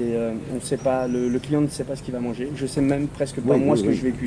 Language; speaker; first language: French; native; French